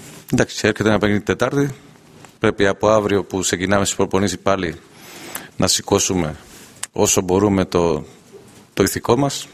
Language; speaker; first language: Greek; non-native, fluent; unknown